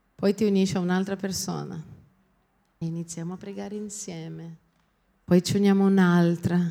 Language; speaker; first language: Italian; non-native, fluent; Portuguese